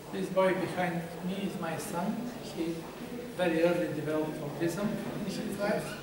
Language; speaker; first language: English; non-native, learner; Bulgarian